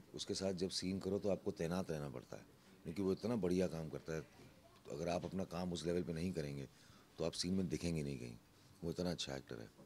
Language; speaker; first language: Hindi; native; Hindi